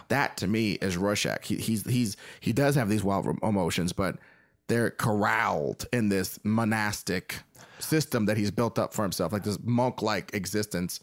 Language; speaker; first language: English; native; English